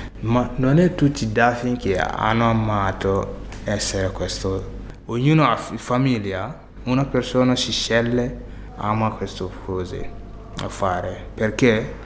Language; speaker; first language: Italian; non-native, learner; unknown